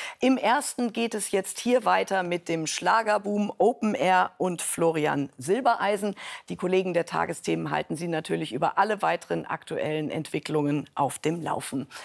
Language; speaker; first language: German; native; German